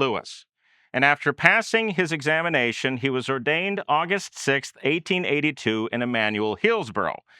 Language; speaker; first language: English; native; English